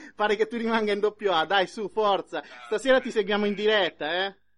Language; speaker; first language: Italian; native; Italian